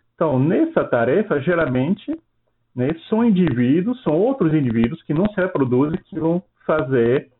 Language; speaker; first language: Portuguese; non-native, fluent; French